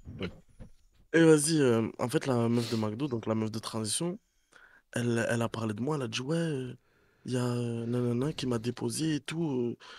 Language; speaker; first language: French; native; French